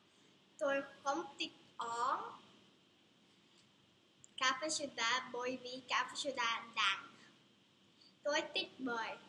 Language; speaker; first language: Vietnamese; non-native, learner; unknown